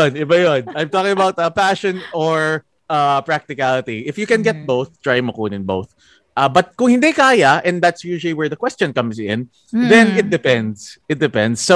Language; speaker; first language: English; non-native, local second language; Filipino